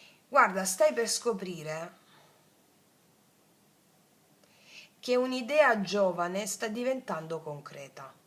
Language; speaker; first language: Italian; native; Italian